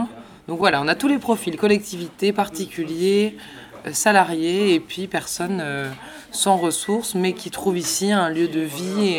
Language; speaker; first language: French; native; French